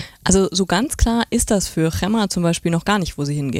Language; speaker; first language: German; native; German